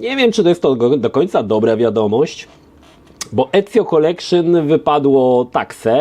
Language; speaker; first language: Polish; native; Polish